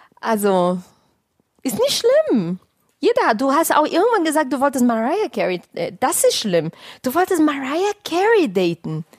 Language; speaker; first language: German; non-native, fluent; Portuguese